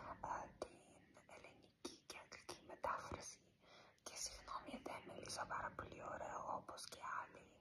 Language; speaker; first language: Greek; non-native, learner; Ukrainian